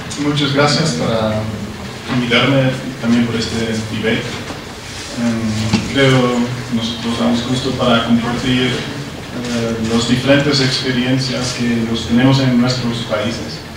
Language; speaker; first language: Spanish; non-native, learner; Dutch